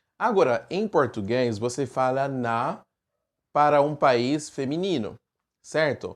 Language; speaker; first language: Portuguese; non-native, fluent; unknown